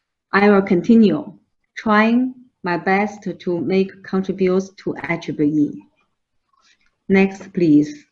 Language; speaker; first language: English; non-native, fluent; Chinese